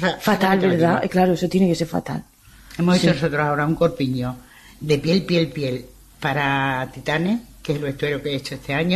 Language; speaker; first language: Spanish; native; Spanish